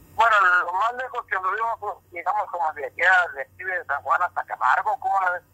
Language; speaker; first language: Spanish; native; Spanish